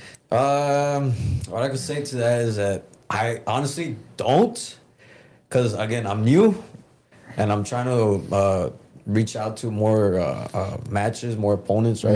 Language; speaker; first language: English; early bilingual, other home language; Spanish